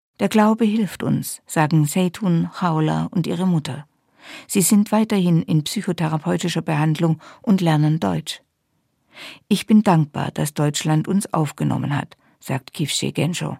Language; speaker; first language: German; native; German